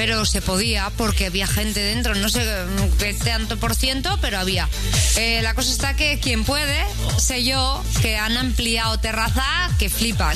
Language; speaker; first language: Spanish; native; Spanish